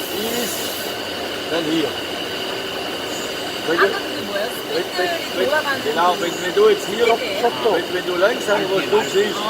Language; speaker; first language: German; non-native, learner; Korean